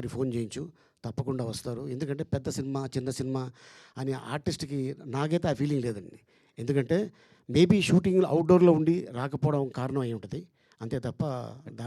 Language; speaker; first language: Telugu; native; Telugu